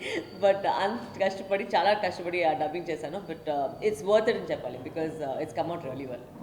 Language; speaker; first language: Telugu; non-native, local second language; Tamil